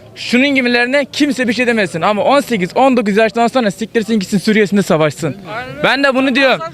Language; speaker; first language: Turkish; non-native, fluent; Arabic